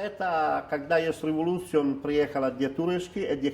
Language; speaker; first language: Russian; non-native, learner; Italian